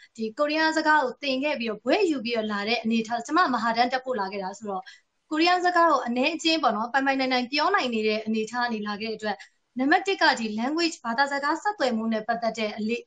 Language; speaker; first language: Burmese; native; Burmese